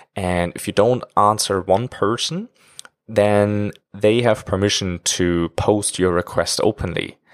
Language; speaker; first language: English; non-native, fluent; German